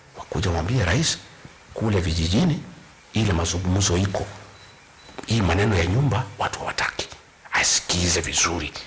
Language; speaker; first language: Swahili; non-native, local second language; Kikuyu